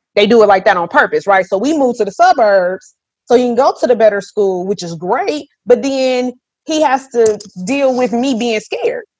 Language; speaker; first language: English; native; English